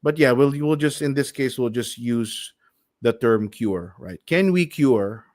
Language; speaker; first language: English; non-native, local second language; Filipino